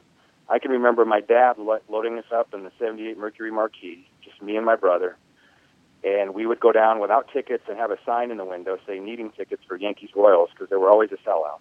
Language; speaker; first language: English; native; English